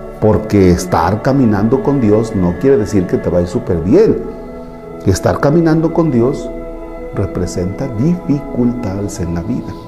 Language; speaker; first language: Spanish; native; Spanish